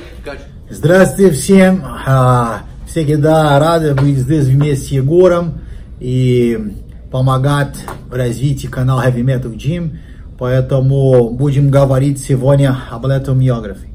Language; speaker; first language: Russian; non-native, learner; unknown